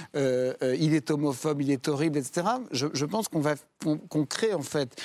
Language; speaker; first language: French; native; French